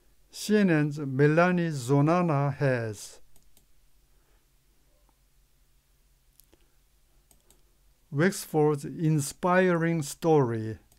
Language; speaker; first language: English; non-native, fluent; Korean